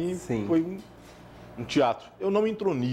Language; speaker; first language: Portuguese; native; Portuguese